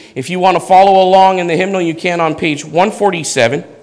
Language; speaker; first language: English; native; English